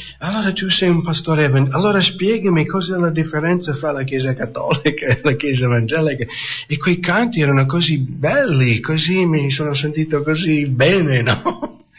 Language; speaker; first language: Italian; non-native, fluent; English